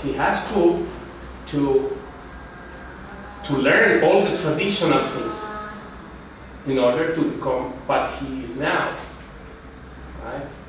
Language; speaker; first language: English; non-native, fluent; Spanish